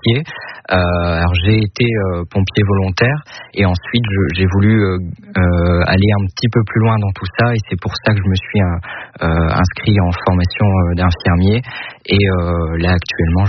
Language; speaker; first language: French; native; French